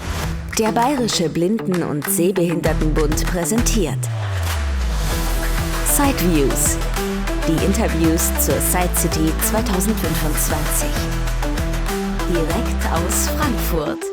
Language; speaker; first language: German; native; German